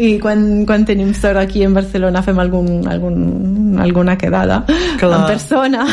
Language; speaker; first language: Catalan; non-native, fluent; Italian